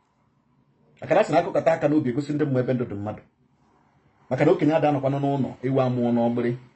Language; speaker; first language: Igbo; native; Igbo